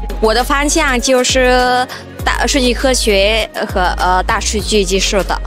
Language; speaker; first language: Chinese; non-native, fluent; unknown